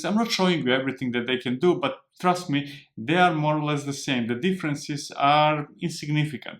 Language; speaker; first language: English; non-native, fluent; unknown